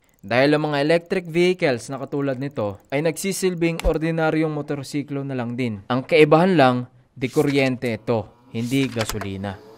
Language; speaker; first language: Filipino; native; Filipino